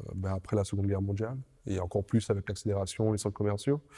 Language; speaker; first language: French; native; French